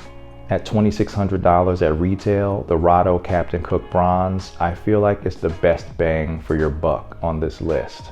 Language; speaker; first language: English; native; English